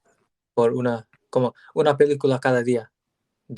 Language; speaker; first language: Spanish; non-native, learner; English